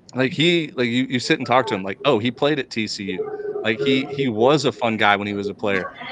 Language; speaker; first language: English; native; English